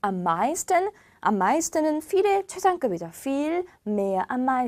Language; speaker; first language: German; non-native, fluent; Korean